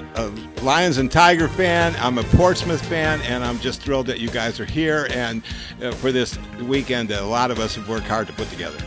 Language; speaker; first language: English; native; English